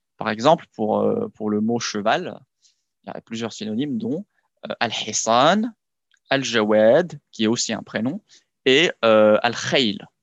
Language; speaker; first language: French; non-native, local second language; Arabic